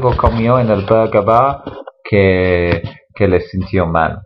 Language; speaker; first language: Spanish; non-native, fluent; English